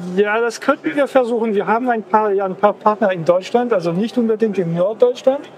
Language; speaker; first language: German; non-native, fluent; French